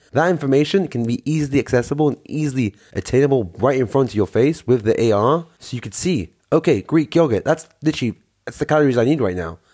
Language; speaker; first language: English; native; English